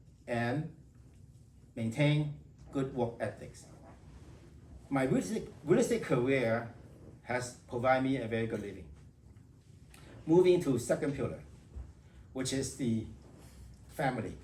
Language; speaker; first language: English; non-native, fluent; Vietnamese